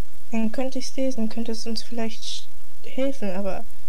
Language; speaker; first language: German; native; German